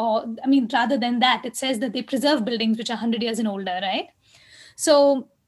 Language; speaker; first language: English; non-native, local second language; Kannada